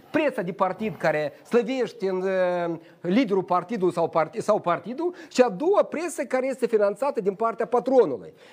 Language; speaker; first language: Romanian; native; Romanian